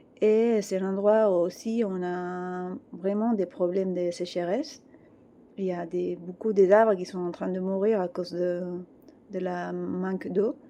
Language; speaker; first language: French; non-native, fluent; Catalan